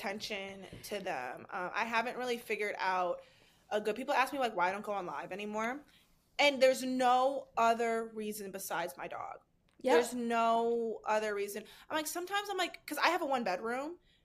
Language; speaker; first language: English; native; English